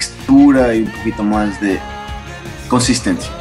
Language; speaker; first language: Spanish; early bilingual, other home language; English